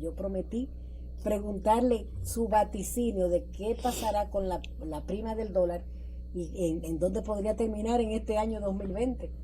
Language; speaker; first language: Spanish; native; Spanish